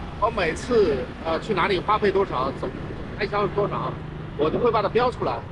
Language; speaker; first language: Chinese; native; Chinese